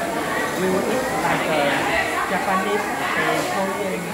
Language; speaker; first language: English; non-native, fluent; Vietnamese